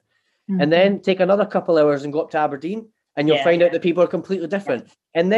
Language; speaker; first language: English; native; English